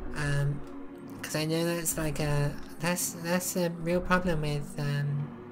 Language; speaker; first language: English; native; English